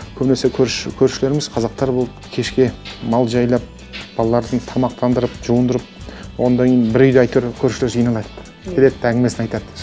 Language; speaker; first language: Kazakh; non-native, local second language; Karachay-Balkar